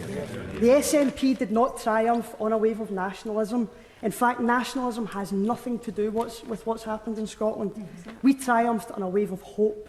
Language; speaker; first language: English; native; English